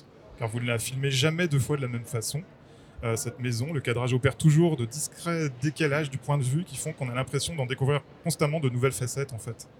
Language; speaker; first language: French; native; French